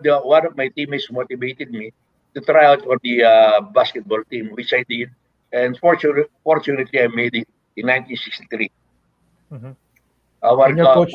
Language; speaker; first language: English; non-native, local second language; Filipino